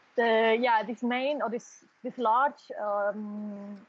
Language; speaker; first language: English; non-native, fluent; German